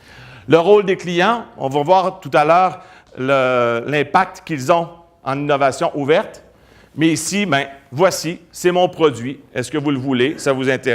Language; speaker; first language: French; native; French